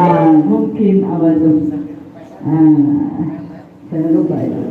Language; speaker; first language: Indonesian; non-native, learner; Arabic